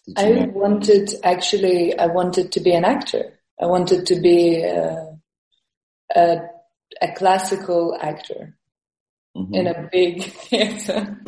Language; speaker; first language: English; early bilingual, other home language; Estonian